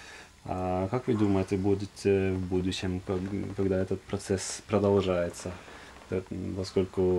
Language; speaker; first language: Russian; non-native, fluent; Norwegian